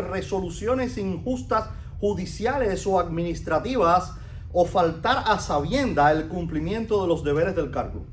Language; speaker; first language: Spanish; native; Spanish